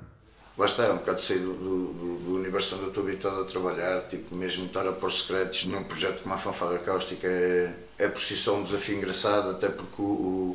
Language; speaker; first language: Portuguese; native; Portuguese